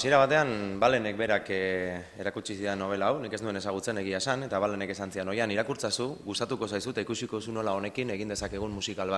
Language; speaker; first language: Basque; native; Basque